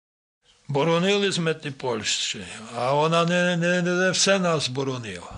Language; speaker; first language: Polish; non-native, local second language; Rusyn